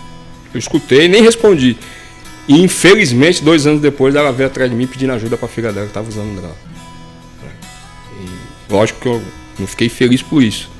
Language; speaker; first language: Portuguese; native; Portuguese